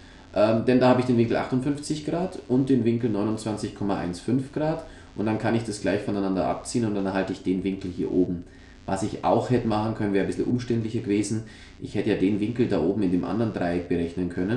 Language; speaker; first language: German; native; German